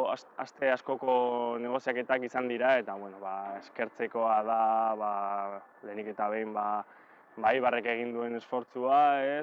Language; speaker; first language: Basque; non-native, local second language; Spanish